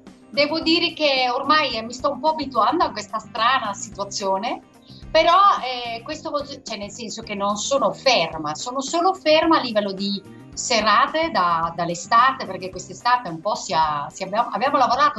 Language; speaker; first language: Italian; non-native, fluent; Dutch